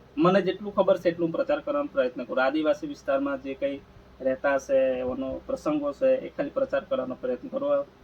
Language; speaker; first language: Gujarati; non-native, local second language; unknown